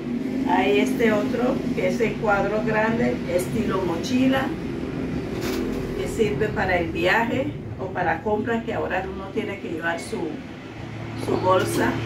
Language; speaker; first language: Spanish; non-native, local second language; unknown